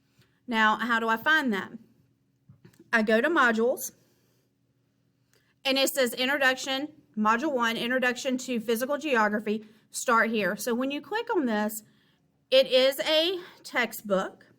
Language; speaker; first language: English; native; English